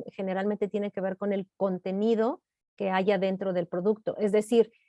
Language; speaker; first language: Spanish; native; Spanish